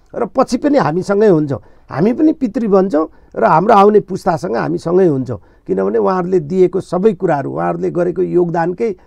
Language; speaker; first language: Nepali; non-native, local second language; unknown